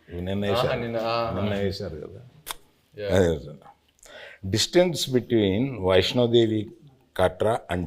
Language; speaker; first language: Telugu; native; Telugu